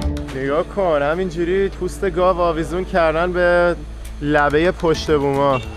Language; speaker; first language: Persian; native; Persian